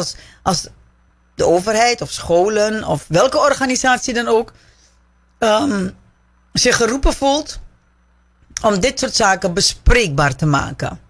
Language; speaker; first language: Dutch; native; Dutch